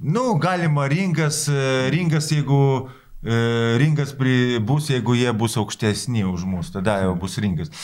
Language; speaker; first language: Lithuanian; non-native, local second language; Polish